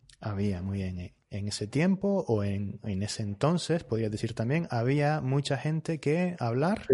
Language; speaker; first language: Spanish; native; Spanish